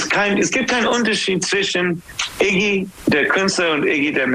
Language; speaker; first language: German; non-native, learner; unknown